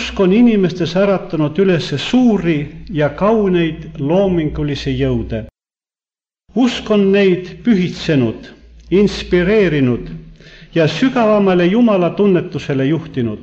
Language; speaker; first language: Estonian; native; Estonian